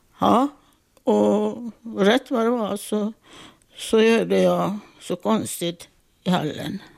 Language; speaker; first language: Swedish; non-native, fluent; Italian